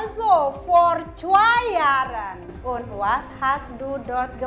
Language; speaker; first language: German; non-native, fluent; Indonesian